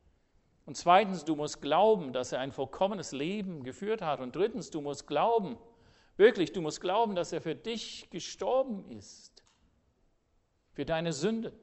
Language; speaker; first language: German; non-native, fluent; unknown